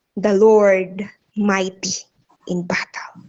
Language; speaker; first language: English; non-native, local second language; Filipino